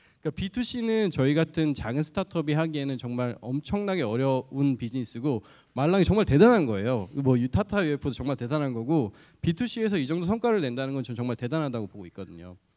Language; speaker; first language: Korean; native; Korean